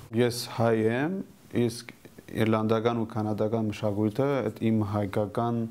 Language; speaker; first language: Armenian; early bilingual, heritage; Armenian